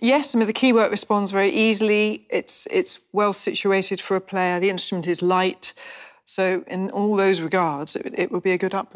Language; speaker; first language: English; native; English